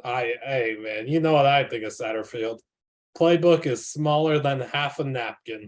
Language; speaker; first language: English; native; English